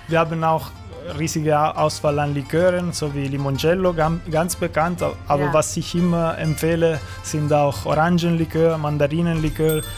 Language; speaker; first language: German; non-native, fluent; Italian